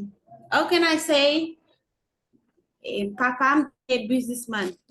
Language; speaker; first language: English; non-native, learner; Haitian Creole